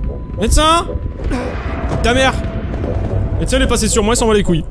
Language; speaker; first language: French; native; French